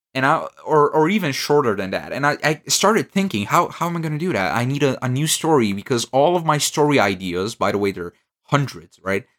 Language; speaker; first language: English; non-native, fluent; Bulgarian